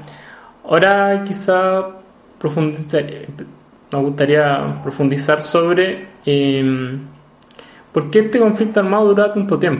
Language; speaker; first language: Spanish; native; Spanish